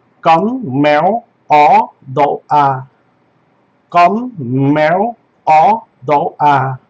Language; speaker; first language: Vietnamese; non-native, learner; Korean